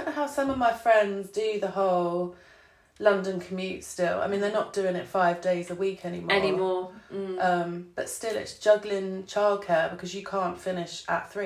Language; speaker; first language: English; native; English